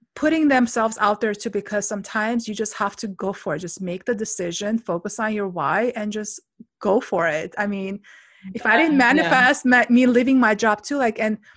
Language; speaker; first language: English; non-native, fluent; Armenian